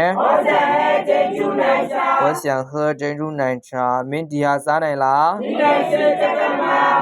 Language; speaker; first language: Chinese; non-native, fluent; Burmese